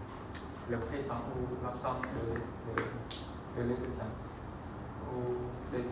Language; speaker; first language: French; non-native, learner; Khmer